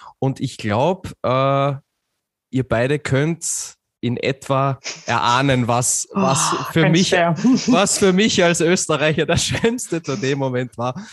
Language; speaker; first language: German; native; German